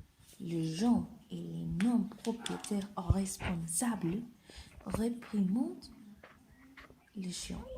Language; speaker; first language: French; non-native, learner; Spanish